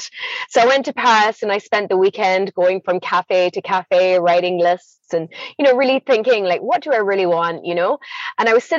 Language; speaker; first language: English; native; English